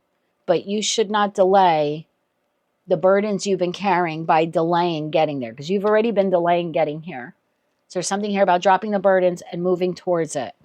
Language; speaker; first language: English; native; English